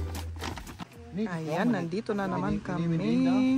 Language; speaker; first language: Filipino; native; Filipino